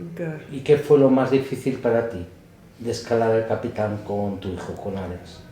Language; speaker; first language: Spanish; native; Spanish